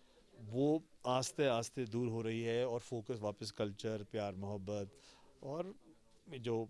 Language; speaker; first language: Hindi; native; Hindi